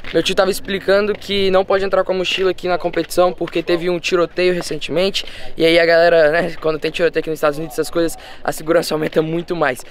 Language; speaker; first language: Portuguese; early bilingual, heritage; Portuguese